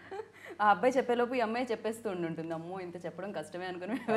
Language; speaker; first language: Telugu; native; Telugu